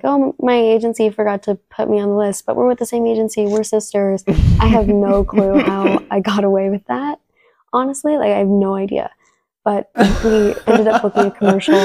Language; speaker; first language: English; early bilingual, other home language; Spanish